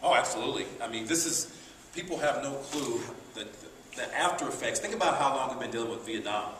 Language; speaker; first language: English; native; English